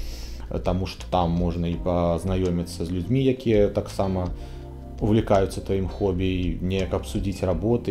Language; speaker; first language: Belarusian; non-native, local second language; Russian